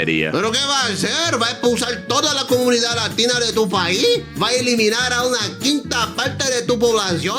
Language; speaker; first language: Spanish; non-native, learner; Portuguese